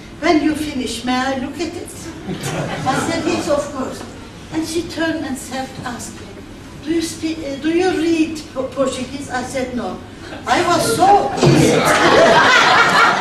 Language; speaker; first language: English; non-native, fluent; Turkish